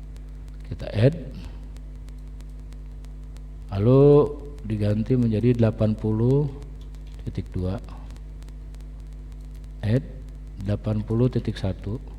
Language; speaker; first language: Indonesian; native; Indonesian